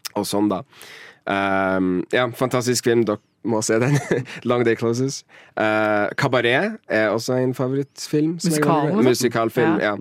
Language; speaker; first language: Norwegian; native; Norwegian